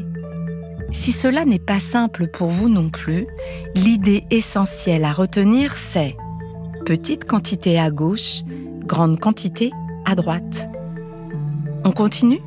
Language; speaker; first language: French; native; French